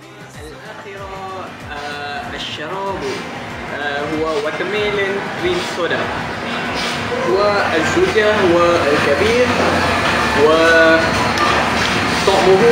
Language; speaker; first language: Arabic; non-native, learner; Malay